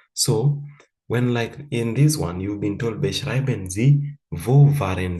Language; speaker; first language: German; non-native, fluent; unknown